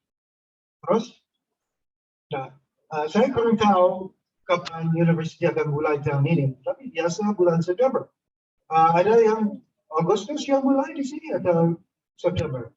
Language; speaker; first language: Indonesian; non-native, fluent; English